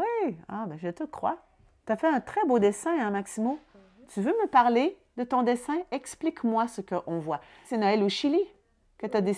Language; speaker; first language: French; native; French